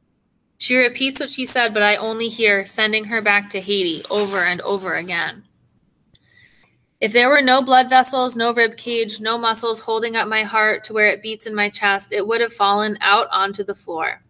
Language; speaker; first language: English; native; English